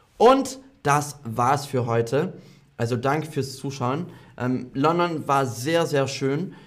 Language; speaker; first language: German; non-native, fluent; English